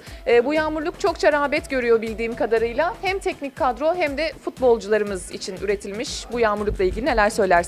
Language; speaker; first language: Turkish; native; Turkish